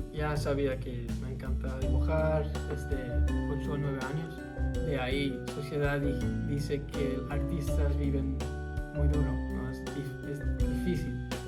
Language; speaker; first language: Spanish; early bilingual, heritage; Spanish